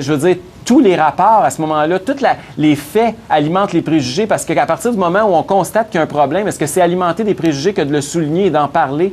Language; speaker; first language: French; native; French